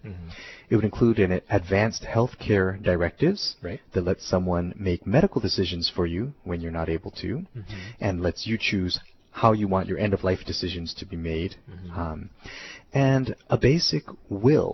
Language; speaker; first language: English; native; English